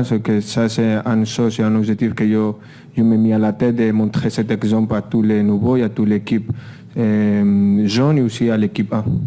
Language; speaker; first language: French; non-native, fluent; Spanish